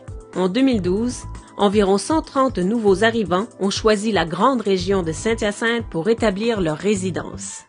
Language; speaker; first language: French; native; French